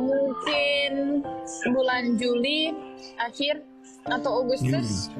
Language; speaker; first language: Indonesian; non-native, fluent; Turkish